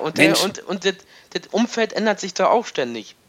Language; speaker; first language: German; native; German